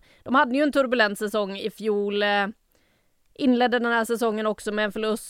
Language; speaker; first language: Swedish; native; Swedish